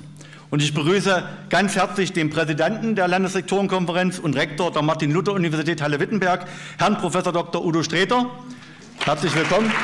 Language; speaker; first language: German; native; German